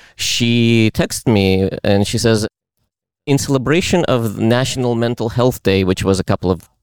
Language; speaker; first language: English; early bilingual, other home language; Russian